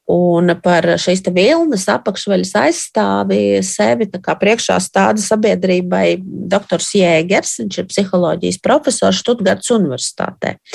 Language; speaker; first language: Latvian; native; Latvian